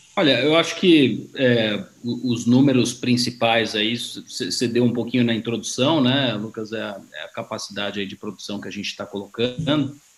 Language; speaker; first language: Portuguese; native; Portuguese